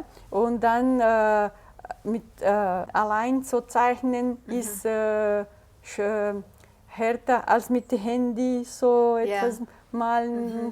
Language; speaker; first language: German; early bilingual, heritage; German